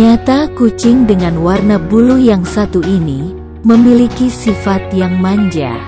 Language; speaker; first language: Indonesian; native; Indonesian